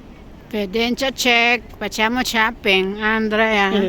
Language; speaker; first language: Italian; non-native, learner; Filipino